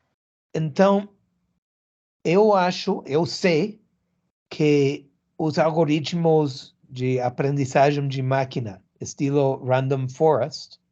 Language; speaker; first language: Portuguese; non-native, learner; English